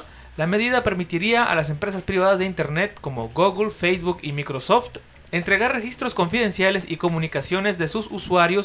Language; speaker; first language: Spanish; native; Spanish